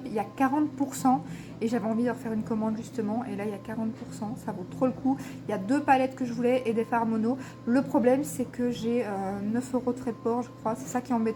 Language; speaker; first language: French; native; French